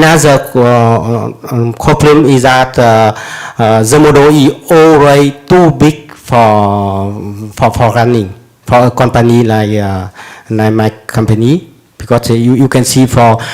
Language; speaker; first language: English; non-native, learner; Vietnamese